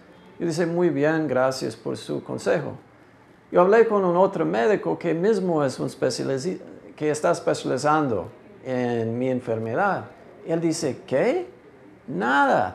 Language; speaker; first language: Spanish; non-native, fluent; English